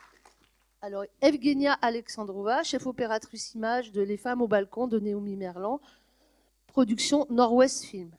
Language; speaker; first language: French; native; French